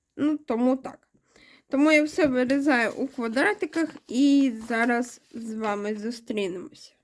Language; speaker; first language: Ukrainian; non-native, local second language; Russian